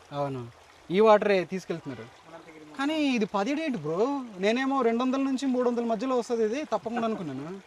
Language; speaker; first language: Telugu; native; Telugu